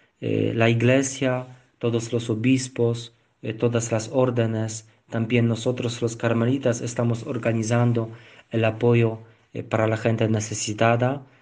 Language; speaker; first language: Spanish; non-native, learner; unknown